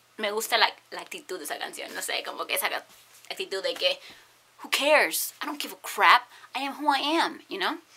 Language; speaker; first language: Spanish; early bilingual, heritage; Spanish